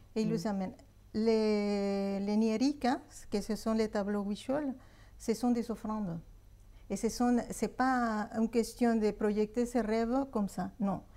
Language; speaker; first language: French; non-native, fluent; Spanish